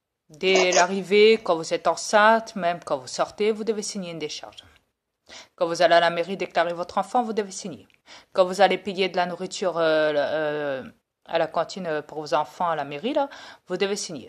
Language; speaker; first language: French; native; French